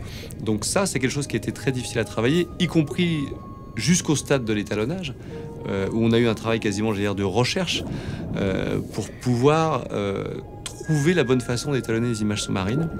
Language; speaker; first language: French; native; French